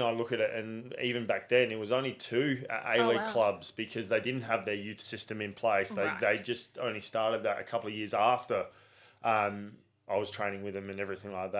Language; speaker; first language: English; native; English